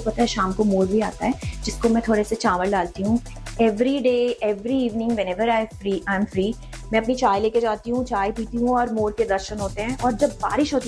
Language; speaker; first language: Hindi; native; Hindi